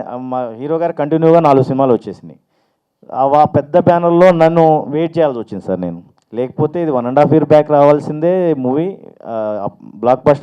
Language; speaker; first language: Telugu; native; Telugu